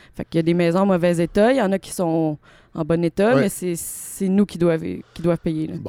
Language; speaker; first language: French; native; French